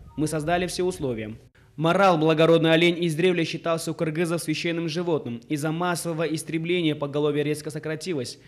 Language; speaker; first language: Russian; non-native, local second language; Kyrgyz